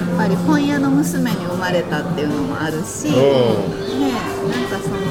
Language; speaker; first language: Japanese; native; Japanese